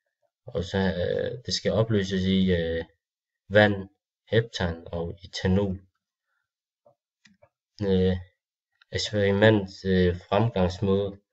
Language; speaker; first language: Danish; non-native, learner; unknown